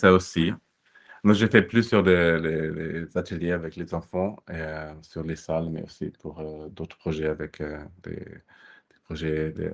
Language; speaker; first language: French; non-native, fluent; German